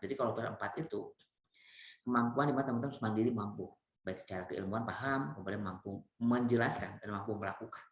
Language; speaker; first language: Indonesian; native; Indonesian